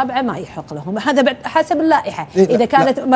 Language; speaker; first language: Arabic; native; Arabic